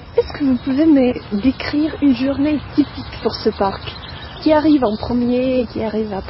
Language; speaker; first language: French; non-native, fluent; Russian